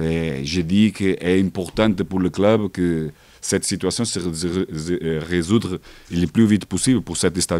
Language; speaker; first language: French; non-native, learner; Portuguese